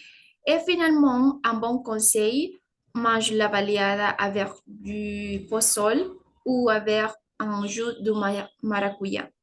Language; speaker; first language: French; non-native, learner; Spanish